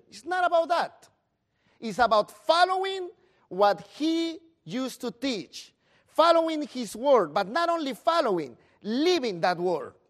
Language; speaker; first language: English; non-native, fluent; Spanish